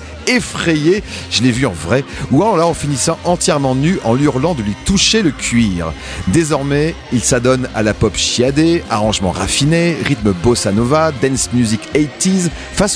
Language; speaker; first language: French; native; French